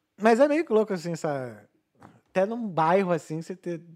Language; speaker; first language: Portuguese; native; Portuguese